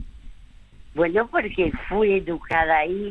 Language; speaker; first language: Spanish; early bilingual, other home language; French